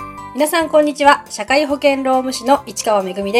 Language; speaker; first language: Japanese; native; Japanese